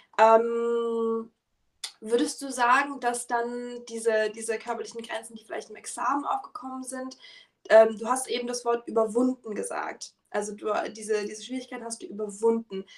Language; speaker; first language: German; native; German